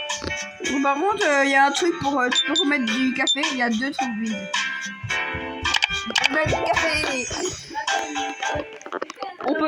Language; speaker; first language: French; native; French